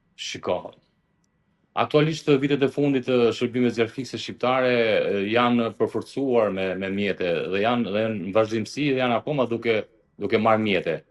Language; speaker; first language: Albanian; native; Albanian